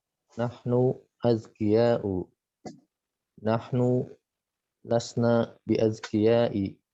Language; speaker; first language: Arabic; non-native, learner; Indonesian